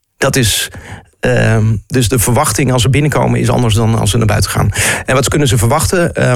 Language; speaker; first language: Dutch; native; Dutch